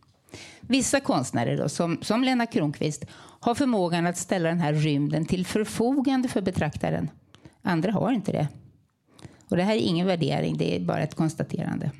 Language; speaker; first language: Swedish; native; Swedish